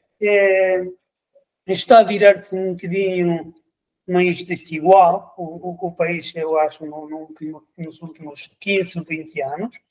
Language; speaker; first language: Portuguese; non-native, fluent; Spanish